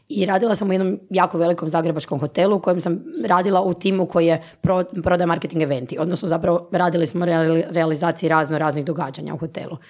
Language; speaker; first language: Croatian; native; Croatian